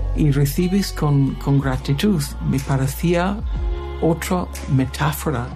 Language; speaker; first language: Spanish; non-native, fluent; English